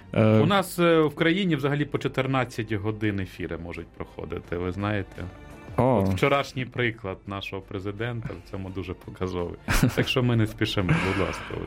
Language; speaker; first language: Ukrainian; native; Ukrainian